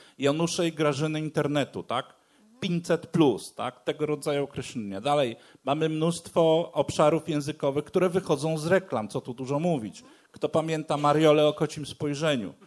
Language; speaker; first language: Polish; native; Polish